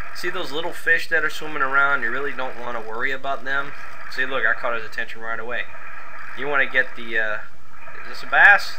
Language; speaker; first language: English; native; English